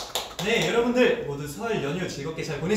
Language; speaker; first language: Korean; native; Korean